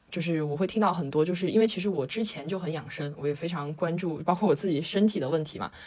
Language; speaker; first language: Chinese; native; Chinese